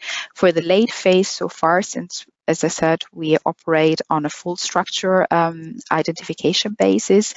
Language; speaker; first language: English; non-native, fluent; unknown